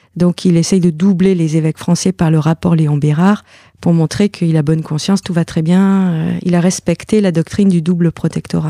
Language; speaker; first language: French; native; French